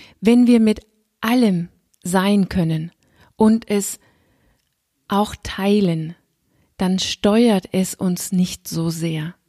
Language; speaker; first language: German; non-native, fluent; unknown